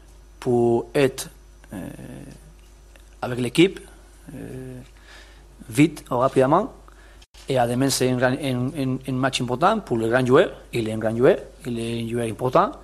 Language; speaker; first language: French; non-native, learner; Spanish